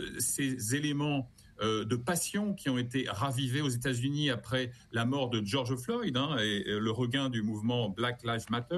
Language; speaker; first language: French; native; French